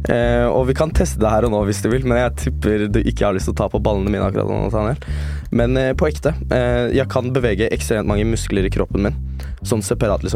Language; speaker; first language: Norwegian; early bilingual, other home language; Turkish